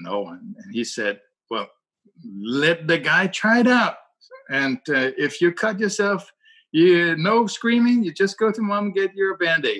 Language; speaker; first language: English; non-native, fluent; Danish